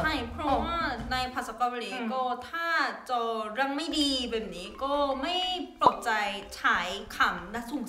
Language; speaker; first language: Thai; non-native, fluent; Korean